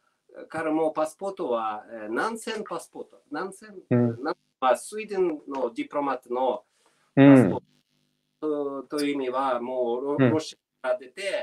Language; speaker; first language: Japanese; non-native, learner; Russian